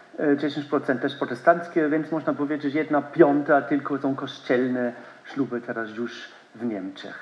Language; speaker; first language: Polish; non-native, learner; German